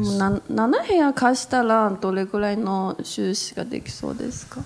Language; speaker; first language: Japanese; non-native, fluent; Chinese